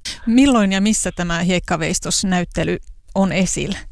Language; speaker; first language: Finnish; native; Finnish